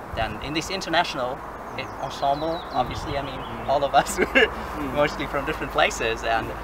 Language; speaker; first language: English; non-native, fluent; German